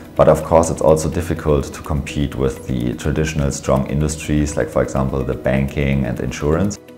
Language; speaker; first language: English; non-native, fluent; German